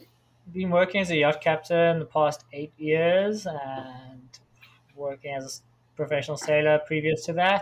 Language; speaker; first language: English; native; English